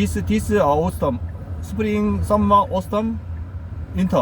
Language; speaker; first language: English; non-native, learner; Korean